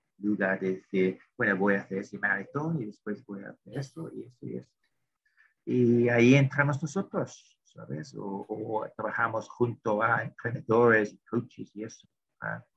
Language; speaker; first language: Spanish; non-native, fluent; English